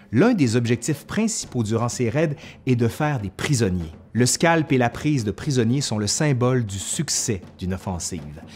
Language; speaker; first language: French; native; French